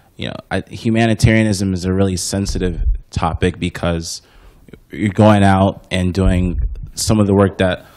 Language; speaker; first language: English; native; English